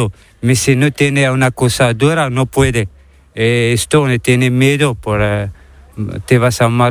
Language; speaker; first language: Spanish; non-native, learner; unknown